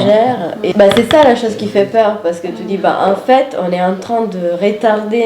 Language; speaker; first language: French; non-native, fluent; Italian